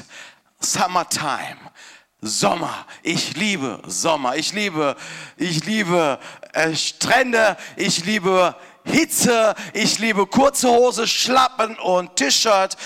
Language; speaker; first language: German; non-native, fluent; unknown